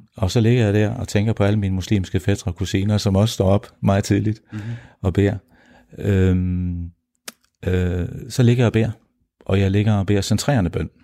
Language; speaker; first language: Danish; early bilingual, heritage; Danish